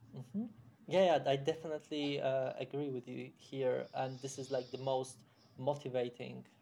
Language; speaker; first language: English; non-native, fluent; Polish